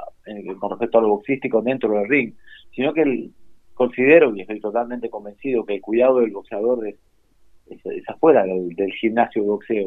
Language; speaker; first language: Spanish; native; Spanish